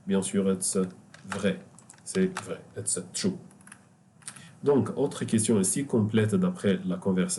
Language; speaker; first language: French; non-native, fluent; Arabic